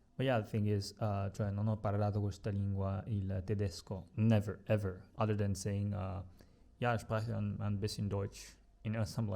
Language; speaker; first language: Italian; non-native, fluent; Japanese